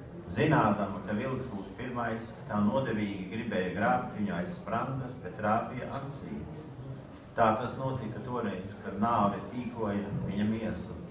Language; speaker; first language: Latvian; early bilingual, heritage; Latvian